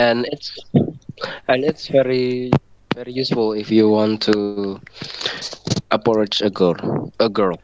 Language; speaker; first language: English; non-native, learner; Indonesian